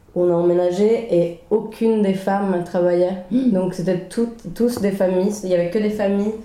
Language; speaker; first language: French; early bilingual, other home language; Swedish